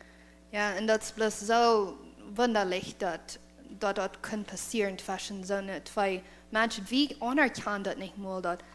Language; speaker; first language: German; non-native, learner; Plautdietsch